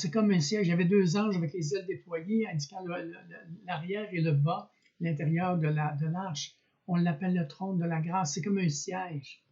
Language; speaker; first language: French; native; French